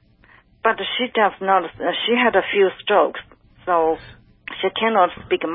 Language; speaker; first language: English; non-native, fluent; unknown